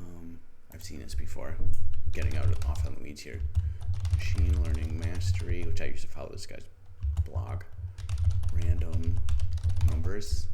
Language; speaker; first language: English; native; English